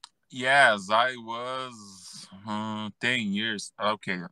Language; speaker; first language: English; non-native, learner; Portuguese